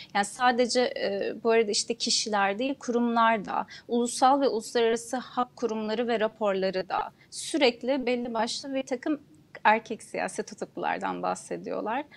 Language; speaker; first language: Turkish; non-native, local second language; Kurdish